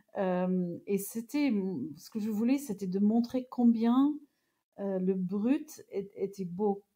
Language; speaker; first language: French; non-native, fluent; English